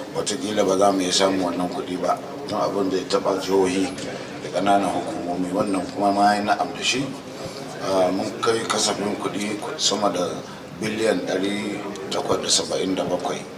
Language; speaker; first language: Hausa; native; Hausa